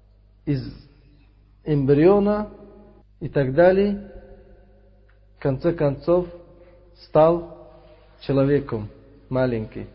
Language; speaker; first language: Russian; non-native, fluent; Uzbek